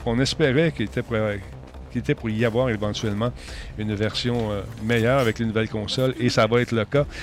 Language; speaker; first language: French; native; French